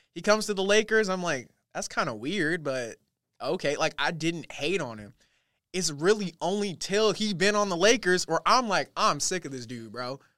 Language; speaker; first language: English; native; English